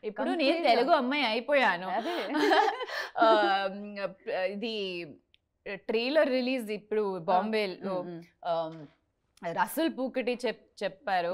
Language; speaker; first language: Telugu; non-native, learner; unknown